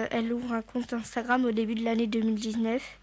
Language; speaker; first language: French; native; French